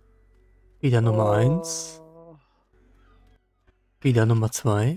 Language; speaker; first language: German; native; German